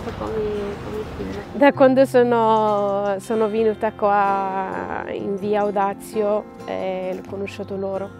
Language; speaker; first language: Italian; non-native, fluent; Arabic